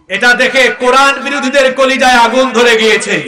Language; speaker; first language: Bangla; non-native, local second language; Sylheti